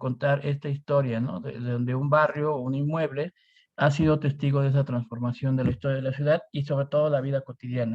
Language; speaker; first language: Spanish; native; Spanish